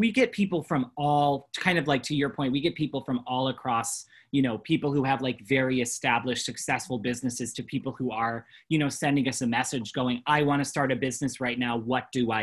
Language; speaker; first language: English; native; English